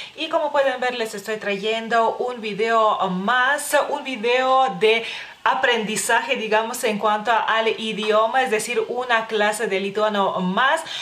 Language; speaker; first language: Spanish; non-native, fluent; Lithuanian